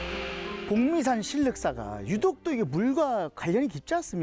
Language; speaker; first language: Korean; native; Korean